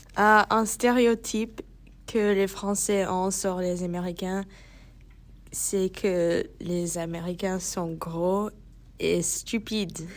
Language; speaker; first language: French; early bilingual, heritage; French